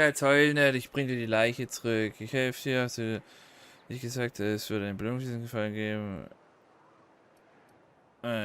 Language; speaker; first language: German; native; German